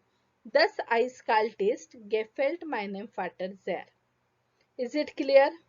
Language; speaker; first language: German; non-native, fluent; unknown